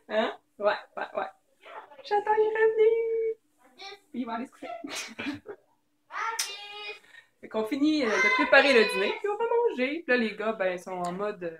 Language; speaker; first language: French; native; French